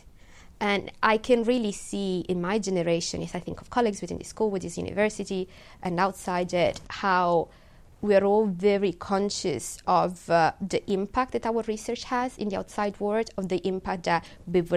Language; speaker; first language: English; non-native, fluent; Italian